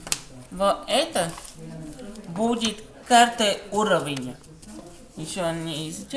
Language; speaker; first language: Russian; non-native, learner; Italian